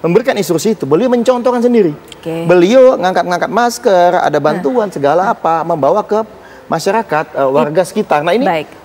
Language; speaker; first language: Indonesian; native; Indonesian